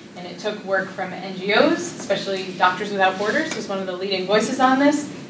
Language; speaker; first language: English; native; English